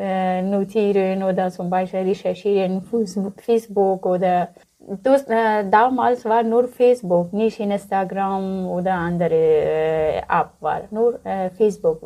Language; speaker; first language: German; non-native, learner; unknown